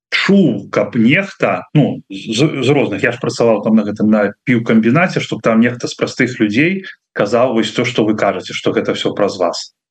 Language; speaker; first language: Belarusian; non-native, local second language; Russian